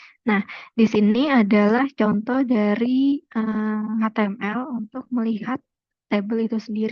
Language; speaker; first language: Indonesian; native; Indonesian